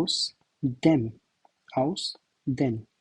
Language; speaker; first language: German; non-native, learner; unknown